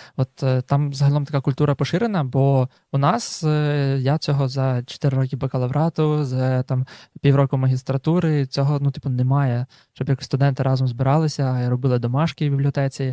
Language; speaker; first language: Ukrainian; native; Ukrainian